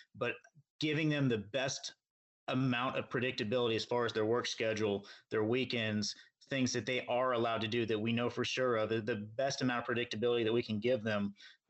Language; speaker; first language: English; native; English